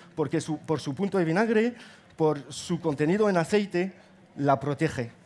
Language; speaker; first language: Spanish; non-native, fluent; German